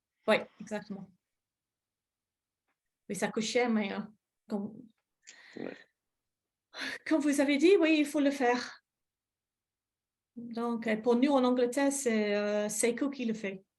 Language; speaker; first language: French; non-native, fluent; English